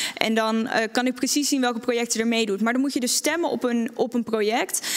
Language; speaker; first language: Dutch; native; Dutch